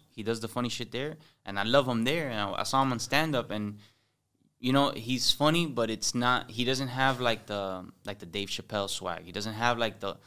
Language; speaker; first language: English; early bilingual, other home language; Spanish